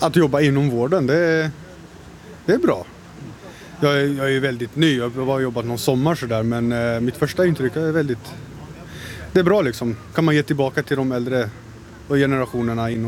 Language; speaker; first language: Swedish; native; Swedish